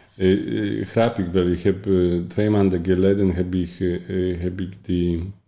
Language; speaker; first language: Dutch; non-native, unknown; Polish